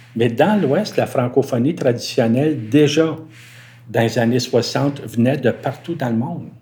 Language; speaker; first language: French; native; French